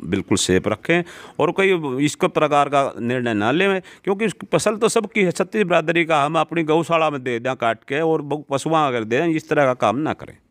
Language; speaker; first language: Hindi; native; Hindi